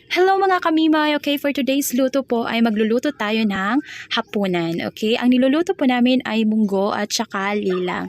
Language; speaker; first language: Filipino; non-native, local second language; Cebuano